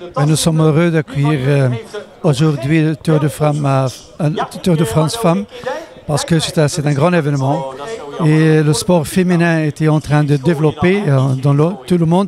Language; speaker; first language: French; non-native, fluent; Riffian